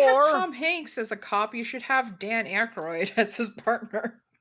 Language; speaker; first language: English; native; English